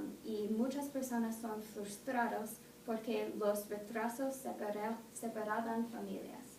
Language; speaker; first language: Spanish; non-native, learner; English